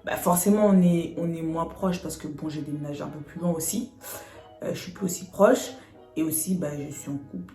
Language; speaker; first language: French; native; French